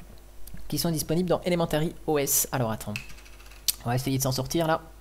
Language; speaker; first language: French; native; French